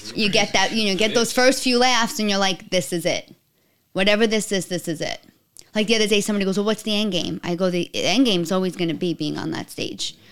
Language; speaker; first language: English; native; English